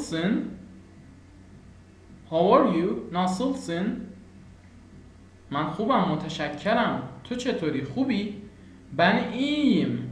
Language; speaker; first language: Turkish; non-native, fluent; Persian